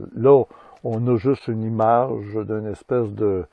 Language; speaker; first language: French; native; French